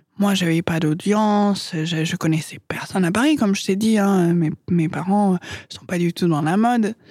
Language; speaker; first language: French; non-native, fluent; English